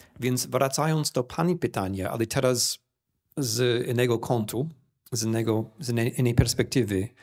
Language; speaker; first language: Polish; non-native, fluent; English